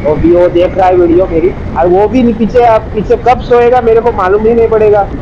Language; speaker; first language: Hindi; non-native, local second language; Marathi